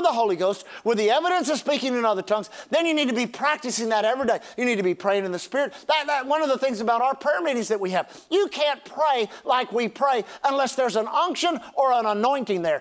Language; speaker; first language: English; native; English